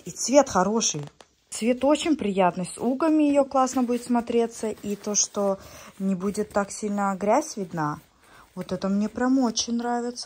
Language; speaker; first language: Russian; native; Russian